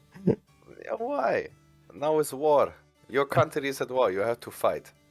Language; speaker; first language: English; non-native, fluent; German